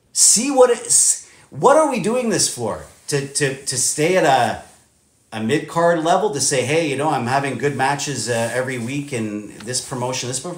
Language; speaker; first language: English; native; English